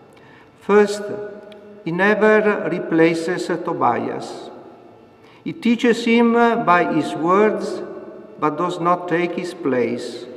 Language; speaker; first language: English; non-native, fluent; Italian